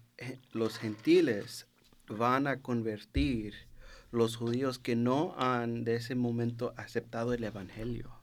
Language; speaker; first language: Spanish; non-native, learner; English